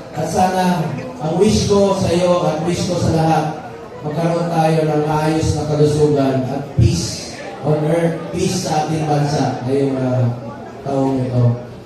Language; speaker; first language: Filipino; non-native, local second language; Cebuano